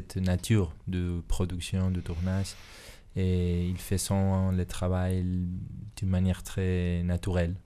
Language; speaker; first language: French; non-native, fluent; Spanish